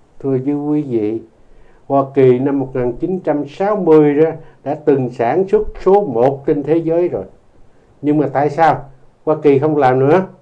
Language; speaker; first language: Vietnamese; native; Vietnamese